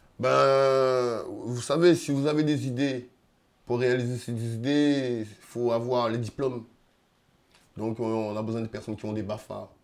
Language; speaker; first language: French; non-native, local second language; Réunion Creole French